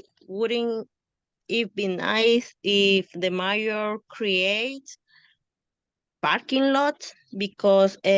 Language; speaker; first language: English; non-native, learner; Spanish